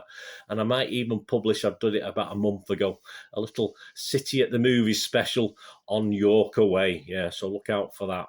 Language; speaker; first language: English; native; English